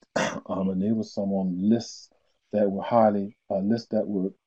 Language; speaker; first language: English; native; English